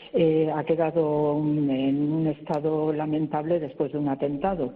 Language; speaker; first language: Spanish; native; Spanish